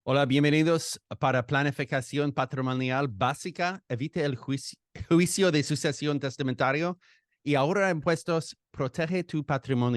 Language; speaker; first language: Spanish; non-native, fluent; English